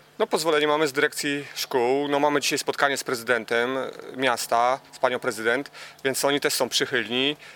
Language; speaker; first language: Polish; native; Polish